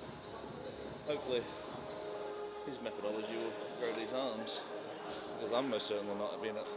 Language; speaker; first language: English; native; English